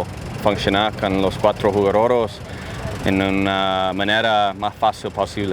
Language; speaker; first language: Spanish; non-native, learner; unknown